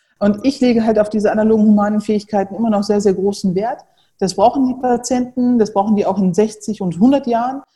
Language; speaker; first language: German; early bilingual, other home language; Turkish